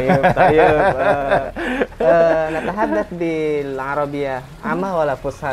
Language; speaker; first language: Arabic; non-native, learner; Indonesian